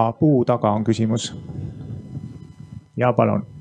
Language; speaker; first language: Estonian; native; Estonian